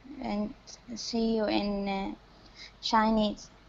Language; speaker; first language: English; non-native, learner; Arabic